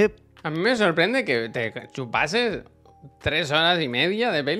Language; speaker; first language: Spanish; native; Spanish